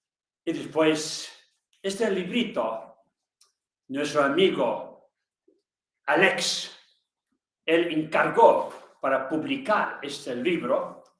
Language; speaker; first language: Spanish; non-native, learner; Tibetan